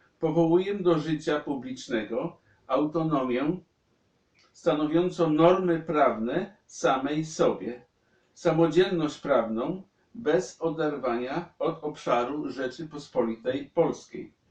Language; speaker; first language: Polish; native; Polish